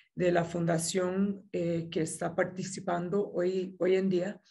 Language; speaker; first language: Spanish; native; Spanish